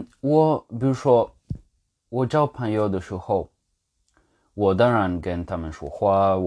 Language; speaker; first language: Chinese; non-native, fluent; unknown